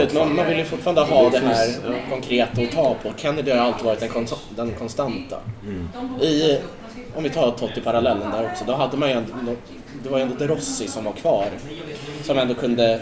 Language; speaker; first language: Swedish; native; Swedish